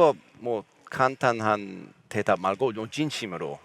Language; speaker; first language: Korean; non-native, learner; English